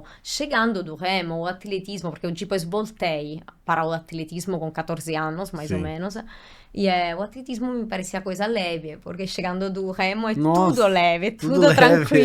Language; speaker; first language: Portuguese; non-native, fluent; Italian